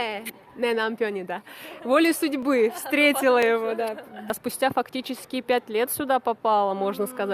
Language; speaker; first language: Russian; native; Russian